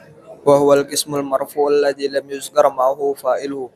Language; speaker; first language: Arabic; non-native, learner; Indonesian